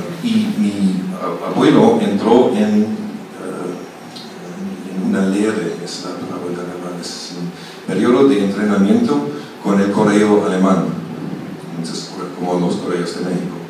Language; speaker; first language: Spanish; non-native, fluent; German